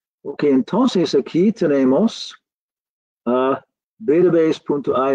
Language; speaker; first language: Spanish; non-native, learner; English